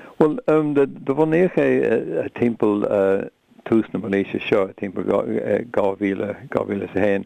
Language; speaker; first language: Irish; non-native, local second language; English